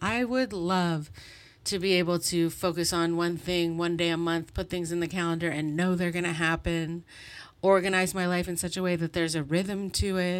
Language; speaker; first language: English; native; English